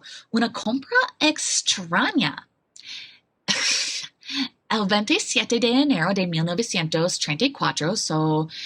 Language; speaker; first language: Spanish; non-native, fluent; English